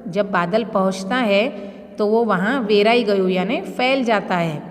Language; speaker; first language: Urdu; non-native, local second language; Gujarati